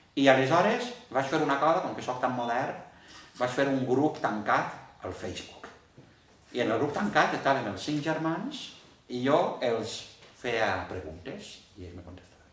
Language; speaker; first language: Catalan; early bilingual, heritage; Catalan